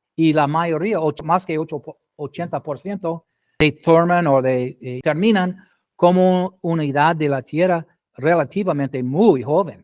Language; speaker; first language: Spanish; non-native, fluent; English